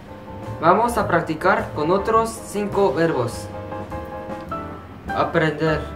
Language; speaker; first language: Spanish; non-native, fluent; Korean